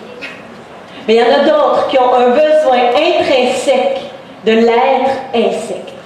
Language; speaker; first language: French; native; French